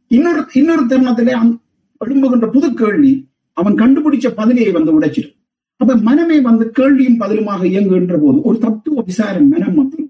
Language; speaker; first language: Tamil; native; Tamil